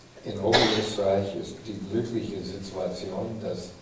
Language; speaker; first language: German; non-native, fluent; English